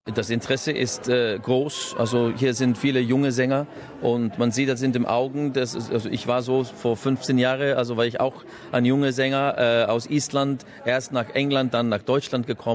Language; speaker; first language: German; non-native, fluent; Icelandic